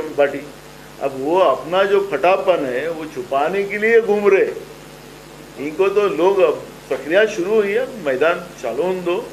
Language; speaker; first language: Hindi; non-native, local second language; Marathi